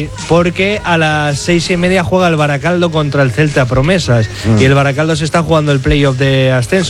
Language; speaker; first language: Spanish; native; Spanish